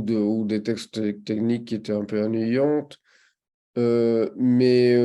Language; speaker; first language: French; non-native, fluent; Spanish